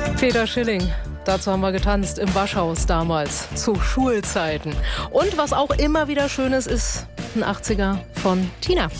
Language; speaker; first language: German; native; German